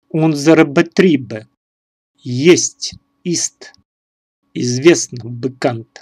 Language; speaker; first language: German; non-native, learner; Russian